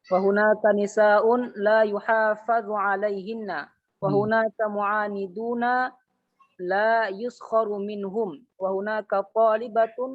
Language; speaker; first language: Arabic; non-native, learner; Indonesian